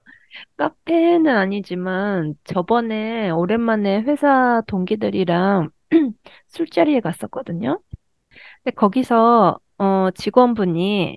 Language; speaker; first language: Korean; early bilingual, heritage; Korean